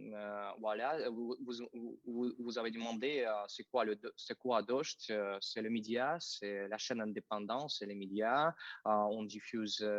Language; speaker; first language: French; non-native, fluent; Russian